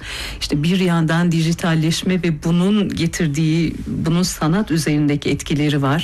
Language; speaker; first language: Turkish; native; Turkish